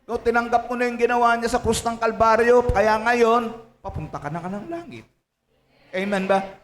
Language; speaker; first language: Filipino; native; Filipino